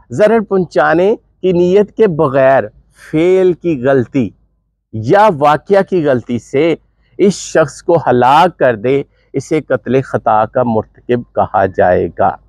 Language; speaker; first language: Urdu; non-native, local second language; Punjabi